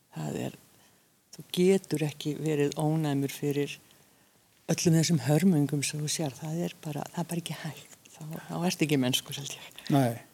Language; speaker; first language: Icelandic; early bilingual, other home language; Hungarian